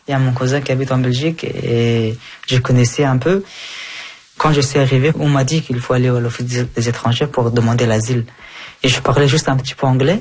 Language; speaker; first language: French; non-native, fluent; Persian